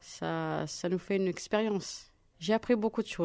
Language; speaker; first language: French; non-native, fluent; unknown